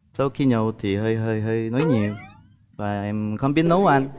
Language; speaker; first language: Vietnamese; non-native, fluent; Korean